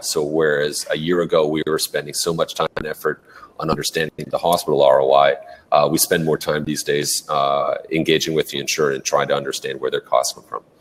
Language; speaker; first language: English; native; English